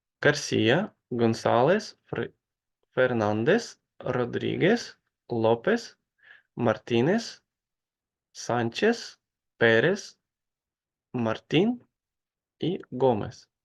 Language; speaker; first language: Spanish; non-native, learner; Ukrainian